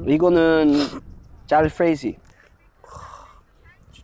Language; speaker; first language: Korean; non-native, fluent; English